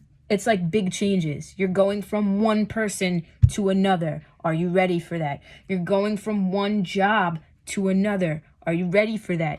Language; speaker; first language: English; native; English